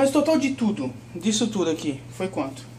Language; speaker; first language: Portuguese; native; Portuguese